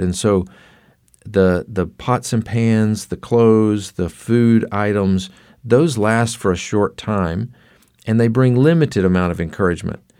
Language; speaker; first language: English; native; English